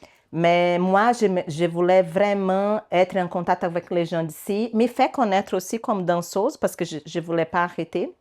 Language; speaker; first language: French; non-native, learner; Portuguese